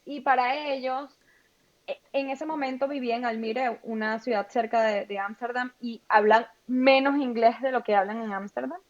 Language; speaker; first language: Spanish; native; Spanish